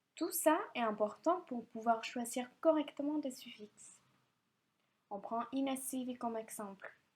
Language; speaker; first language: French; non-native, fluent; Finnish